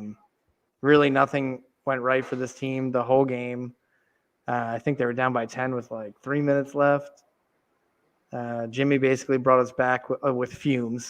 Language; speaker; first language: English; native; English